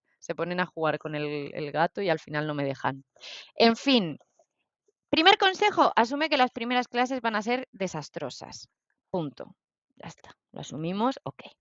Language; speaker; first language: Spanish; native; Spanish